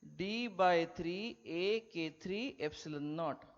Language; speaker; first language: English; non-native, local second language; Marathi